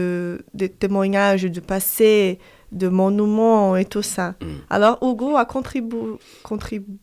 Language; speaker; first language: French; non-native, fluent; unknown